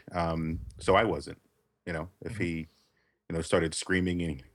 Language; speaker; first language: English; native; English